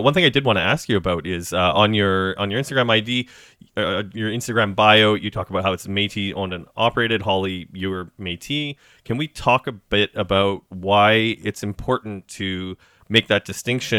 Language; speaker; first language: English; native; English